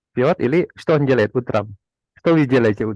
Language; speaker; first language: Russian; non-native, fluent; Indonesian